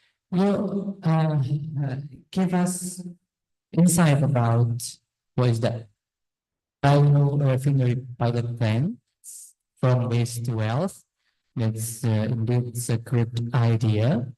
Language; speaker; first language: English; non-native, fluent; Indonesian